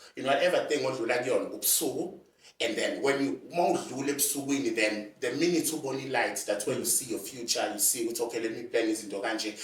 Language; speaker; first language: Zulu; native; Zulu